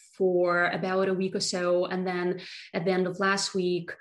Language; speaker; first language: English; non-native, fluent; Russian